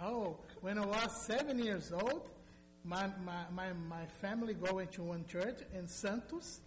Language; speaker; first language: English; non-native, learner; Portuguese